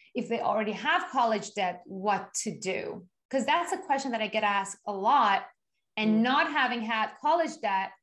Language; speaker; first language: English; non-native, fluent; Persian